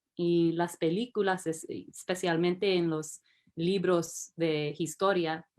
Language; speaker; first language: Spanish; early bilingual, heritage; English